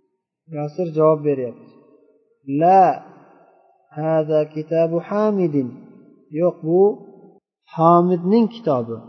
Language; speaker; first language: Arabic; non-native, fluent; Uzbek